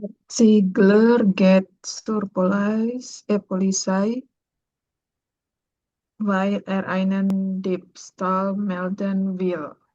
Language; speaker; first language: German; non-native, learner; Indonesian